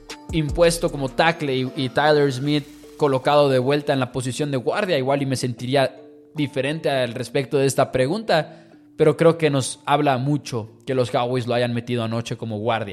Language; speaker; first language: Spanish; native; Spanish